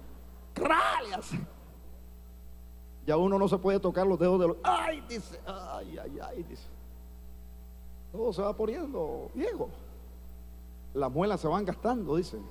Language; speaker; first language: Spanish; native; Spanish